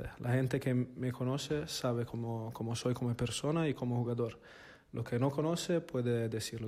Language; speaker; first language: Spanish; non-native, fluent; Italian